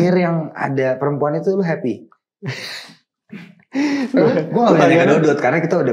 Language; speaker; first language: Indonesian; native; Indonesian